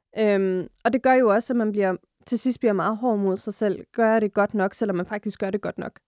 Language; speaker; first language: Danish; early bilingual, other home language; Arabic